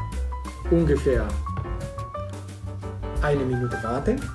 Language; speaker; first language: German; non-native, fluent; Japanese